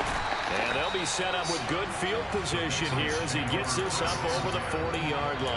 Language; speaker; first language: English; native; English